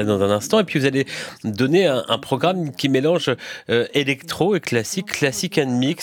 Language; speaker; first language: French; native; French